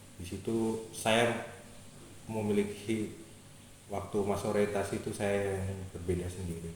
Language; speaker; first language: Indonesian; native; Indonesian